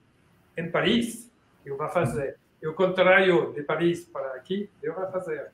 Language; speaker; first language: Portuguese; non-native, learner; French